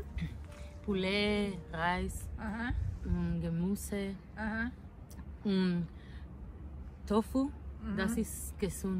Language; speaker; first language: German; non-native, learner; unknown